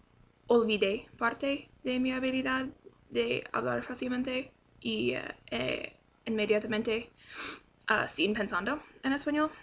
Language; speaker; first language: Spanish; non-native, learner; English